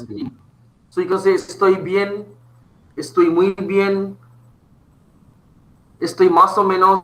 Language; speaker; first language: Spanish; non-native, fluent; Bangla